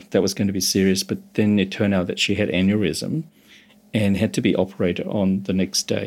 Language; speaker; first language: English; non-native, local second language; Cantonese